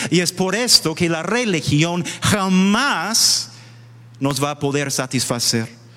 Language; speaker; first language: Spanish; non-native, fluent; English